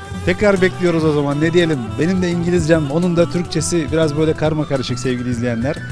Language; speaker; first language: Turkish; native; Turkish